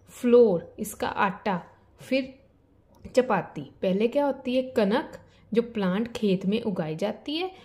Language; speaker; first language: Hindi; native; Hindi